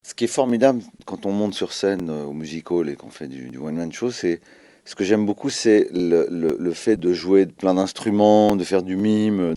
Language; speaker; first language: French; native; French